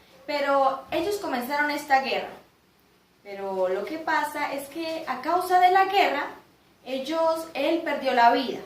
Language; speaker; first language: Spanish; native; Spanish